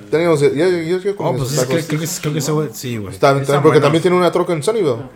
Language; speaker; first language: Spanish; early bilingual, heritage; Spanish